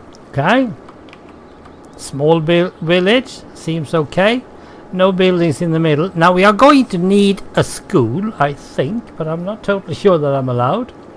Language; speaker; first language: English; non-native, fluent; Swedish